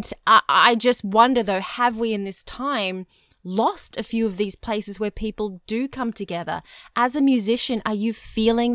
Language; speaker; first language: English; native; English